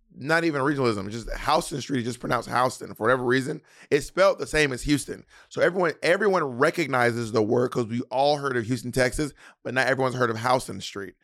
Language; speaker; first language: English; native; English